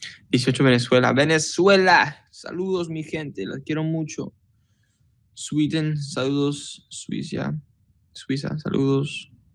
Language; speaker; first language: Spanish; early bilingual, heritage; Spanish